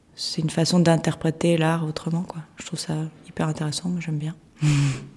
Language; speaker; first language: French; early bilingual, other home language; Russian